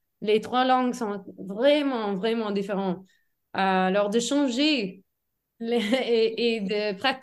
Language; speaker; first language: French; non-native, fluent; English